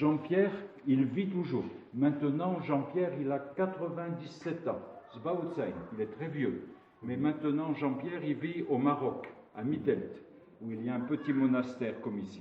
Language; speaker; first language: French; non-native, local second language; Arabic